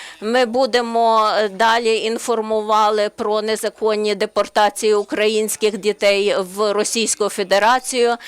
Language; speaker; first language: Ukrainian; non-native, learner; Slovenian